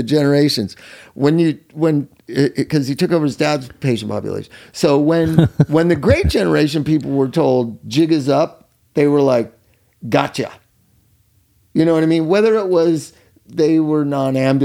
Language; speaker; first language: English; native; English